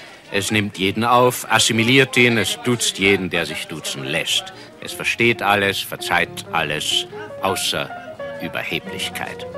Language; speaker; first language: German; native; German